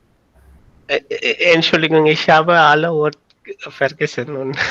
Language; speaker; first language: German; non-native, learner; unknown